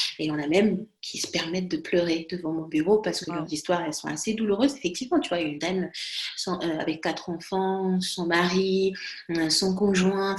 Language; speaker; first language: French; non-native, local second language; Lingala